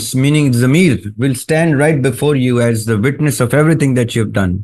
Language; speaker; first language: English; non-native, local second language; Urdu